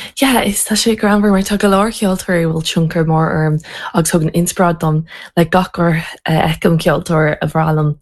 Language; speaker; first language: Irish; non-native, local second language; English